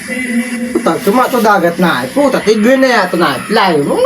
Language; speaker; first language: Filipino; non-native, local second language; Bikol